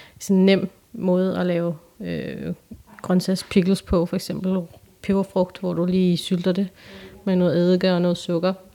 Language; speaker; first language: Danish; early bilingual, other home language; Turkish